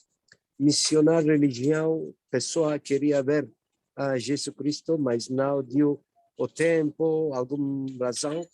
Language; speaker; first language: Portuguese; non-native, learner; Turkish